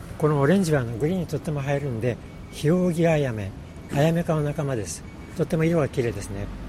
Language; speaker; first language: Japanese; native; Japanese